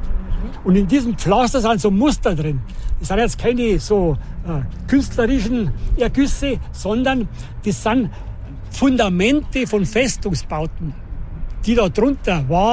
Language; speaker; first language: German; native; German